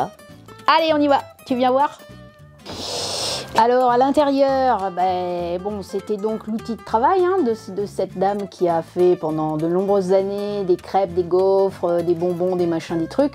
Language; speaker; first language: French; native; French